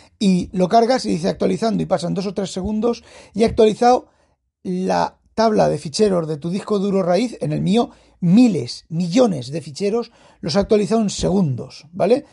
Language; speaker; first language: Spanish; native; Spanish